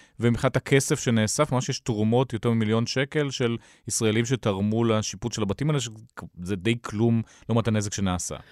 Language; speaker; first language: Hebrew; native; Hebrew